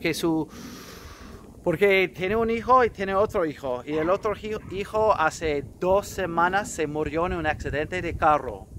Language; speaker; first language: Spanish; non-native, fluent; English